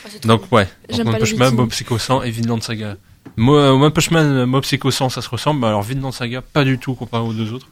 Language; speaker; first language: French; native; French